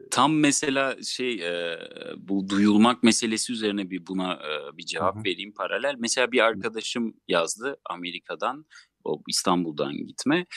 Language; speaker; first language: Turkish; non-native, local second language; Armenian